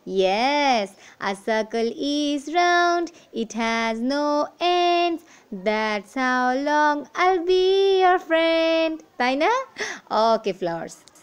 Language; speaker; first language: English; non-native, local second language; Bangla